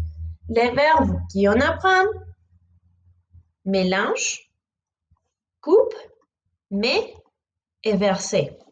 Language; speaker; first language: French; non-native, fluent; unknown